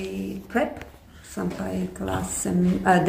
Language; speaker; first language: Indonesian; non-native, fluent; English